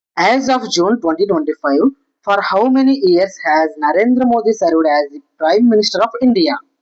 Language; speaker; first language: English; non-native, local second language; Telugu